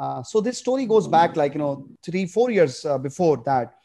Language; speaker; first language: English; non-native, local second language; Gujarati